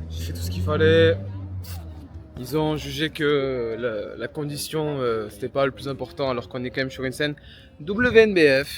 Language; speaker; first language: French; native; French